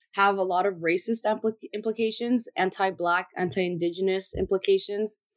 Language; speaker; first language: English; early bilingual, other home language; Spanish